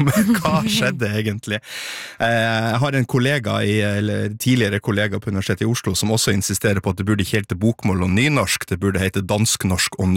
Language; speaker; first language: Norwegian; native; Norwegian